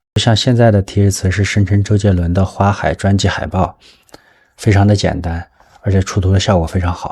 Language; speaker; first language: Chinese; native; Chinese